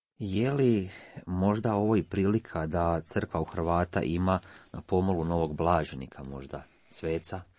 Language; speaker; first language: Croatian; native; Croatian